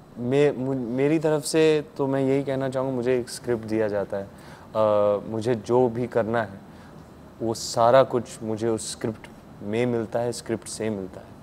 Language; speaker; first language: Hindi; native; Hindi